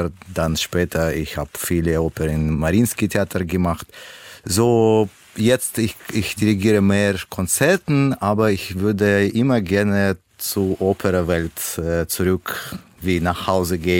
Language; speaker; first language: German; non-native, learner; Russian